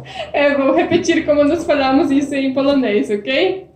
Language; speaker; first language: Portuguese; non-native, fluent; Polish